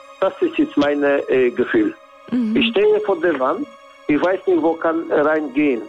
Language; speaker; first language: German; non-native, learner; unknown